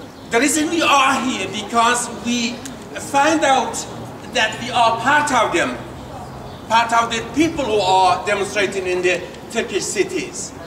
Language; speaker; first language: English; non-native, fluent; Persian